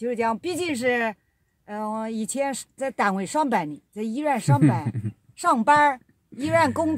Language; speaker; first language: Chinese; non-native, local second language; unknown